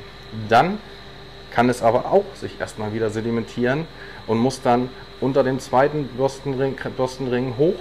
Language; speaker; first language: German; native; German